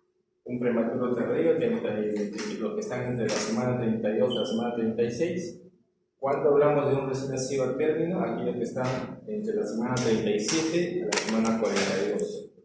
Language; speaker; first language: Spanish; native; Spanish